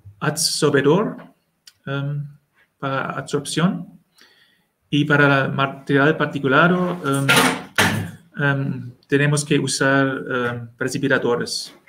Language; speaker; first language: Spanish; non-native, learner; German